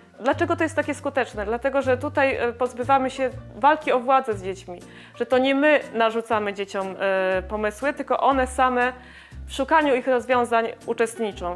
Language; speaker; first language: Polish; native; Polish